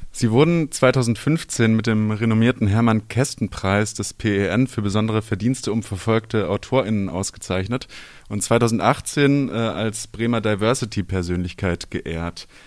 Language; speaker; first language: German; native; German